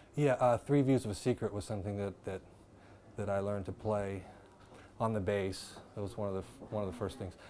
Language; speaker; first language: English; native; English